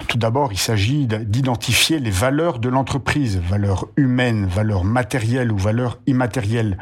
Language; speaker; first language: French; native; French